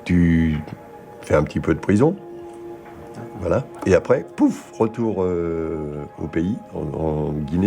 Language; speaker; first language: French; native; French